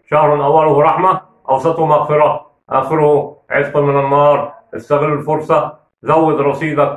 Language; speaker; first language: Arabic; native; Arabic